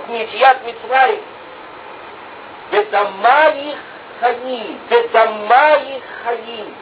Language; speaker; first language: Hebrew; non-native, fluent; Russian